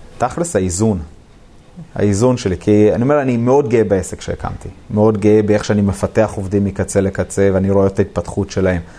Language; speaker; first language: Hebrew; native; Hebrew